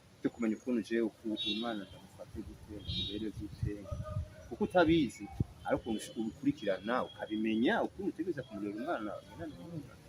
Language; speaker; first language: Rundi; early bilingual, heritage; Rundi